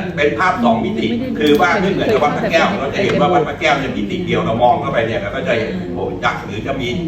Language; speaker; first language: Thai; native; Thai